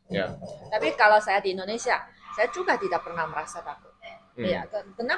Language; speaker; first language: Indonesian; non-native, fluent; Chinese